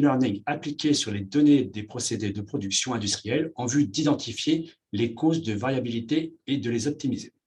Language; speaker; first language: French; native; French